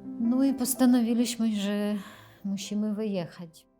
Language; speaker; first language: Polish; non-native, fluent; Ukrainian